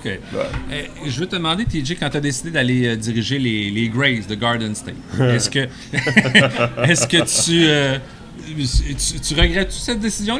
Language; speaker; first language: French; native; French